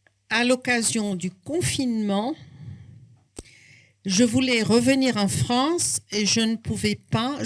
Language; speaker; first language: French; non-native, fluent; Portuguese